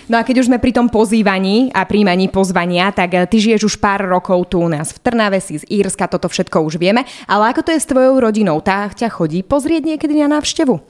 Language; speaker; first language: Slovak; native; Slovak